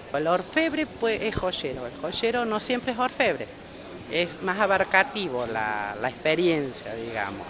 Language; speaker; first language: Spanish; native; Spanish